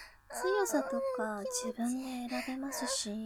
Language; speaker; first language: Japanese; native; Japanese